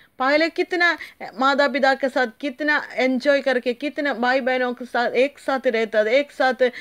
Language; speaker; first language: Hindi; non-native, local second language; Malayalam